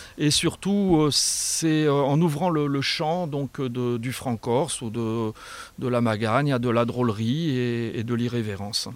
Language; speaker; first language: French; native; French